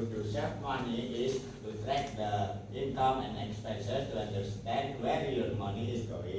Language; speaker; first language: English; non-native, learner; Indonesian